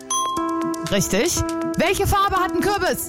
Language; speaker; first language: German; native; German